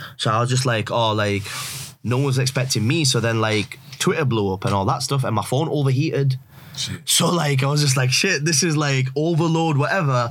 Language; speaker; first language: English; early bilingual, other home language; Urdu